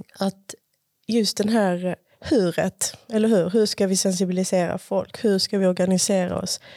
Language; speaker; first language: Swedish; early bilingual, other home language; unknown